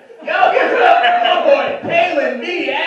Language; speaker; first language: English; native; English